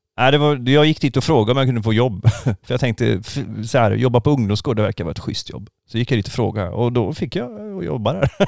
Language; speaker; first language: Swedish; native; Swedish